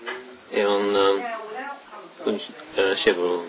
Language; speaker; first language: French; non-native, learner; English